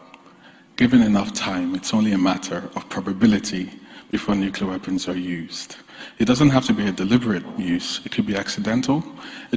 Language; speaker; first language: English; non-native, local second language; Yoruba